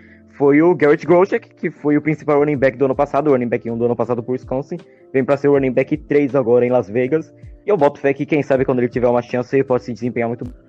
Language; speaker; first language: Portuguese; native; Portuguese